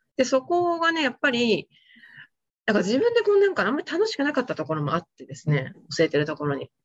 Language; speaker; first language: Japanese; native; Japanese